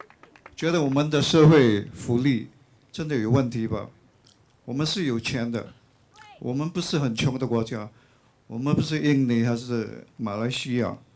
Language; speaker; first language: Chinese; non-native, local second language; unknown